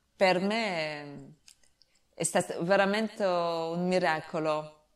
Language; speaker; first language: Italian; non-native, fluent; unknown